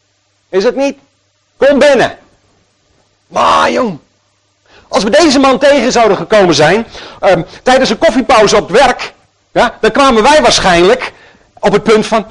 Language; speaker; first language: Dutch; native; Dutch